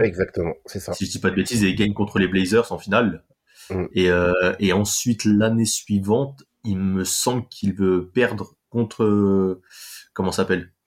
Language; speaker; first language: French; native; French